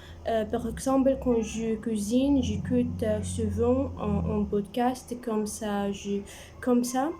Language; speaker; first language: French; non-native, learner; Arabic